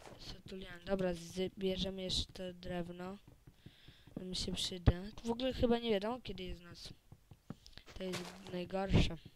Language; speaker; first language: Polish; native; Polish